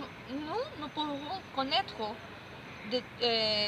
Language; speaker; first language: French; non-native, learner; Spanish